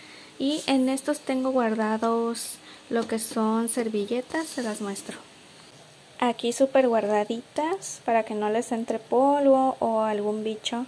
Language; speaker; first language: Spanish; native; Spanish